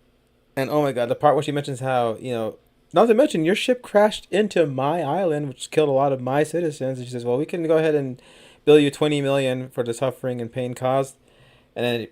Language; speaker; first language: English; native; English